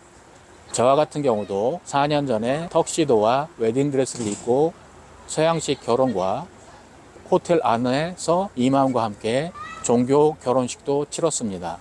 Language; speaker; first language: Korean; native; Korean